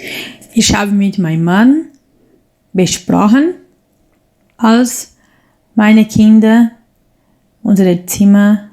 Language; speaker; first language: German; non-native, learner; Portuguese